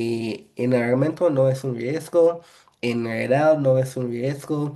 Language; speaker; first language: Spanish; non-native, fluent; English